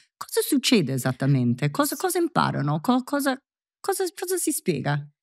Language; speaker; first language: Italian; non-native, fluent; English